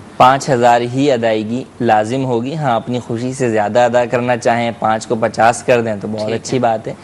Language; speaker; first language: Urdu; native; Urdu